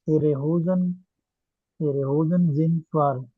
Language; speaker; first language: German; non-native, learner; Urdu